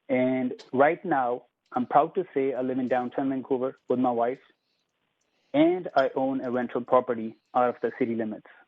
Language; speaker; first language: English; non-native, local second language; Punjabi